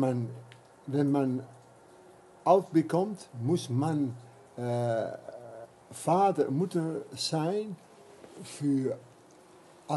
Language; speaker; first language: German; non-native, learner; Dutch